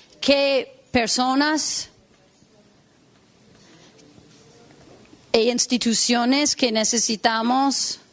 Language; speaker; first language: Spanish; non-native, fluent; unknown